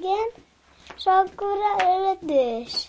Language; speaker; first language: Hungarian; early bilingual, heritage; Hungarian